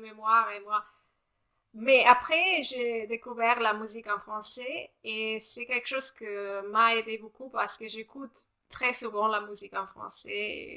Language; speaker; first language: French; non-native, fluent; Italian